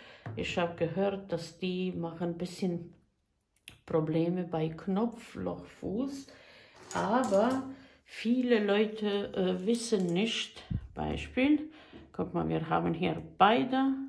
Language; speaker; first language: German; non-native, fluent; Bosnian